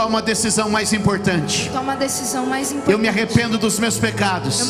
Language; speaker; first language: Portuguese; native; Portuguese